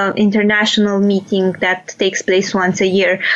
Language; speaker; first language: English; non-native, fluent; Romanian